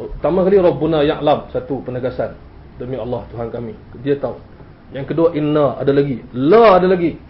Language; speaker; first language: Malay; native; Malay